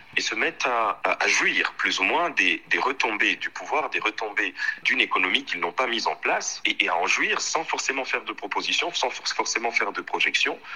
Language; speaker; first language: French; non-native, local second language; Swahili